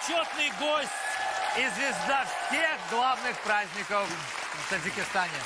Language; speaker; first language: Russian; native; Russian